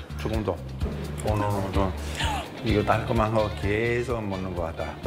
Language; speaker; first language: Korean; non-native, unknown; Italian